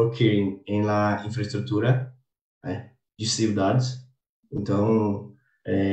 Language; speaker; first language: Spanish; non-native, learner; Portuguese